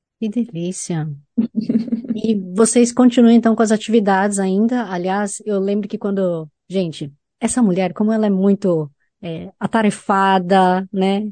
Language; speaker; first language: Portuguese; native; Portuguese